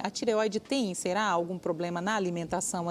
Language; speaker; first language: Portuguese; native; Portuguese